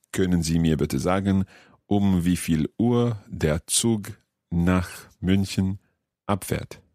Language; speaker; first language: German; non-native, learner; English